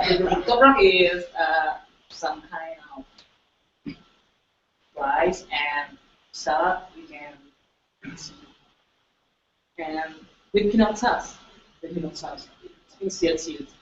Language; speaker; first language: English; non-native, learner; Indonesian